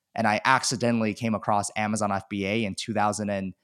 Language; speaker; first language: English; early bilingual, other home language; Chinese